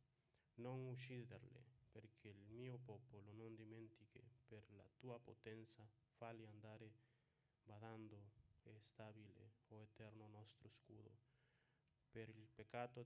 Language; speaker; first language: Italian; non-native, fluent; Spanish